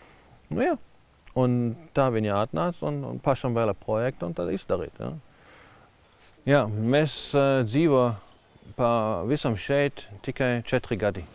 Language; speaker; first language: Latvian; non-native, learner; German